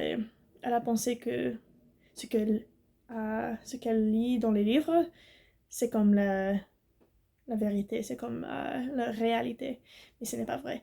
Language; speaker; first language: French; non-native, learner; English